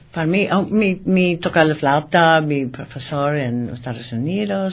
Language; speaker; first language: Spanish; non-native, learner; English